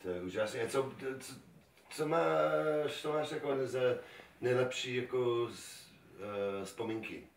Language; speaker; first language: Czech; non-native, learner; English